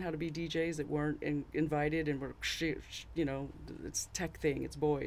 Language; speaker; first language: English; native; English